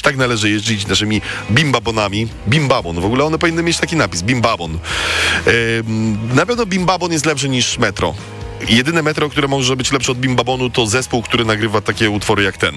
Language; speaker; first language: Polish; native; Polish